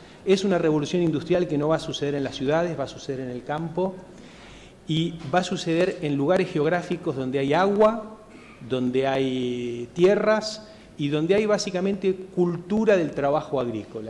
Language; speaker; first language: Spanish; native; Spanish